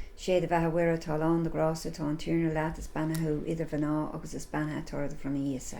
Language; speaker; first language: Irish; non-native, local second language; English